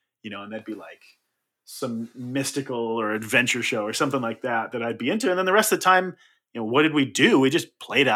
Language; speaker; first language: English; native; English